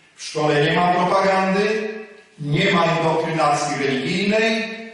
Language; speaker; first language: Polish; native; Polish